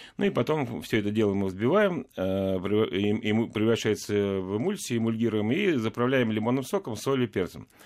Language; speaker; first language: Russian; native; Russian